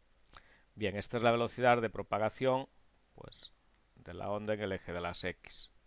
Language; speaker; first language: Spanish; native; Spanish